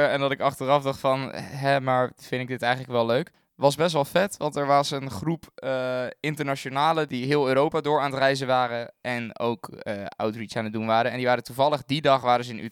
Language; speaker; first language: Dutch; native; Dutch